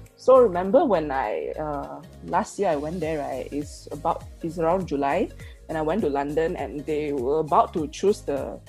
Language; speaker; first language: English; non-native, local second language; Chinese